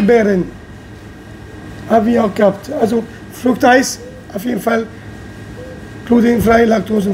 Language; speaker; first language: German; non-native, fluent; Italian